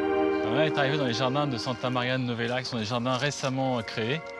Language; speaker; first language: French; native; French